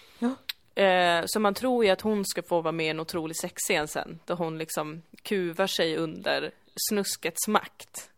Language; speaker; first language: Swedish; early bilingual, other home language; Kurdish